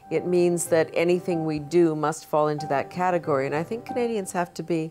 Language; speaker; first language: English; native; English